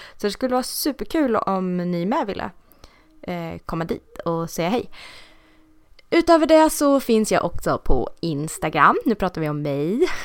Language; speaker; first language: Swedish; native; Swedish